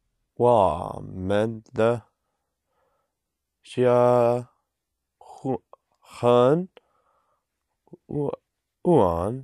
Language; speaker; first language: Chinese; non-native, learner; English